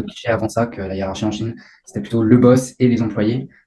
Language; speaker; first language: French; native; French